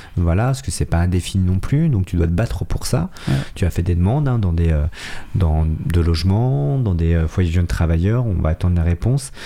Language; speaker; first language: French; native; French